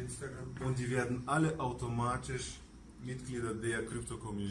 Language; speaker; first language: German; non-native, fluent; Russian